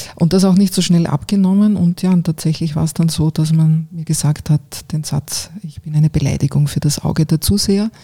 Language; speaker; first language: German; native; German